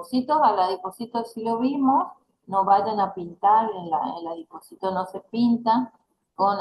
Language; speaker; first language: Spanish; native; Spanish